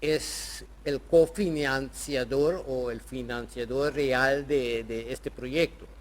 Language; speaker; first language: Spanish; non-native, fluent; Papiamento